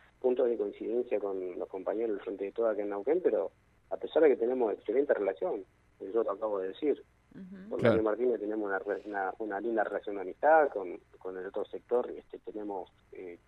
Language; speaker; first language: Spanish; native; Spanish